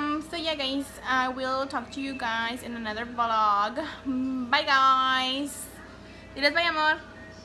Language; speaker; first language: English; early bilingual, other home language; Spanish